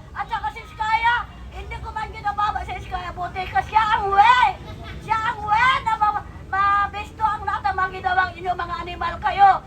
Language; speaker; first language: Filipino; non-native, local second language; Cebuano